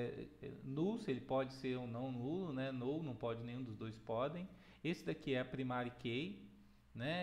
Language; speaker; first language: Portuguese; native; Portuguese